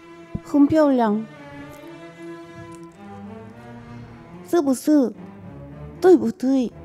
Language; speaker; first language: Chinese; non-native, learner; Korean